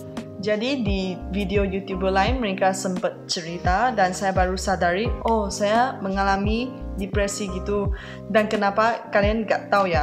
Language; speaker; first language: Indonesian; non-native, fluent; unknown